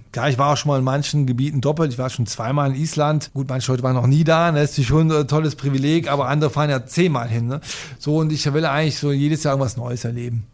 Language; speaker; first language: German; native; German